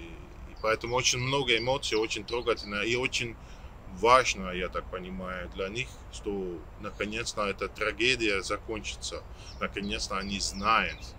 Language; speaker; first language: Russian; non-native, fluent; Dutch